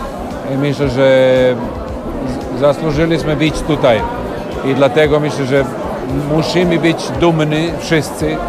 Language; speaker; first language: Polish; non-native, learner; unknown